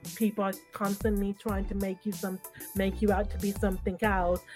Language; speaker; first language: English; native; English